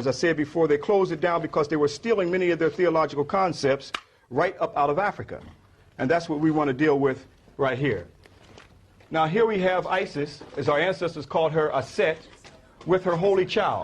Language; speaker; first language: English; native; English